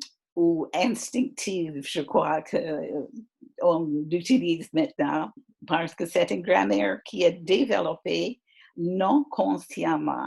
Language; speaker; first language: French; non-native, fluent; English